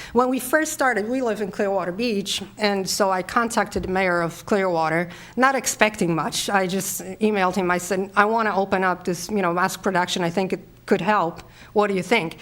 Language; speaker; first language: English; non-native, fluent; Polish